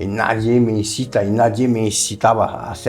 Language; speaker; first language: Spanish; non-native, learner; French